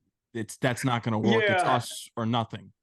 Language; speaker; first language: English; native; English